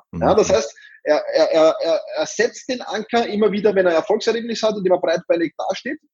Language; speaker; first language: German; native; German